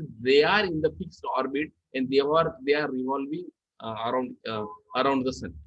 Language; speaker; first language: English; non-native, local second language; Marathi